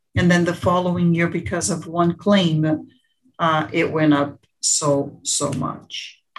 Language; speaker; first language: English; early bilingual, other home language; Portuguese